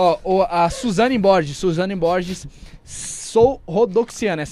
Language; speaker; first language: Portuguese; native; Portuguese